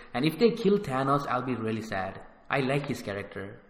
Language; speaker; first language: English; early bilingual, other home language; Tamil